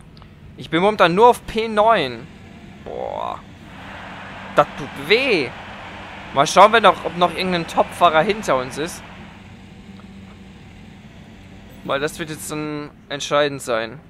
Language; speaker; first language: German; native; German